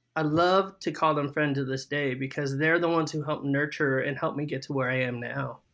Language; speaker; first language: English; native; English